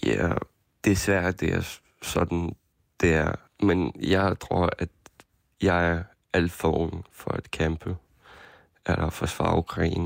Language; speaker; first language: Danish; non-native, fluent; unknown